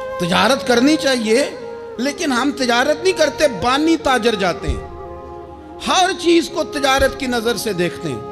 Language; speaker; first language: Urdu; non-native, local second language; Punjabi